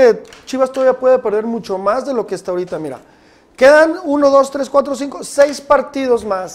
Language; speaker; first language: Spanish; native; Spanish